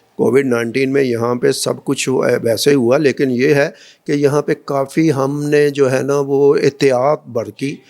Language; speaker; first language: Urdu; non-native, local second language; Punjabi